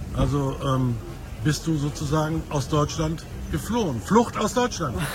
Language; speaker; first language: German; native; German